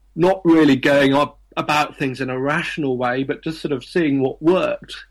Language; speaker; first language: English; native; English